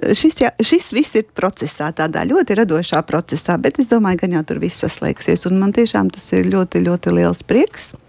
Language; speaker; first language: Latvian; native; Latvian